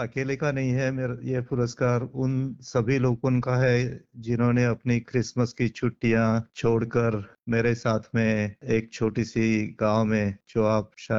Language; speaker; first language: Hindi; non-native, local second language; Marathi